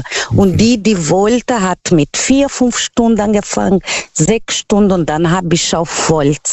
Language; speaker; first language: German; non-native, learner; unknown